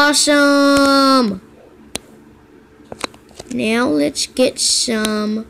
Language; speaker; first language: English; native; English